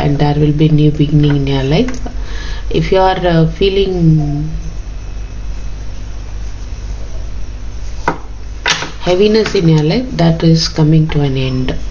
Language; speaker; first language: English; non-native, local second language; Tamil